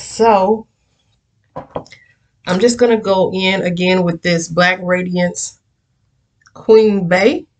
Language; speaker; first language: English; native; English